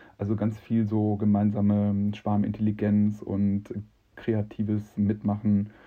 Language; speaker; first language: German; native; German